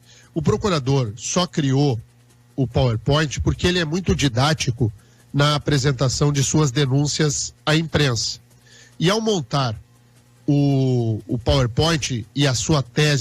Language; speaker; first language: Portuguese; native; Portuguese